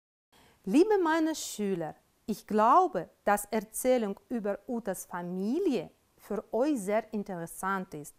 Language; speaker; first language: German; non-native, fluent; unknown